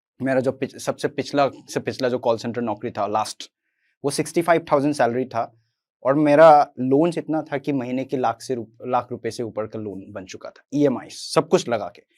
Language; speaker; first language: Hindi; non-native, local second language; Assamese